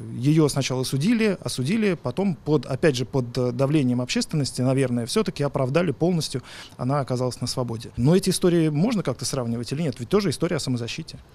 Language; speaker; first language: Russian; native; Russian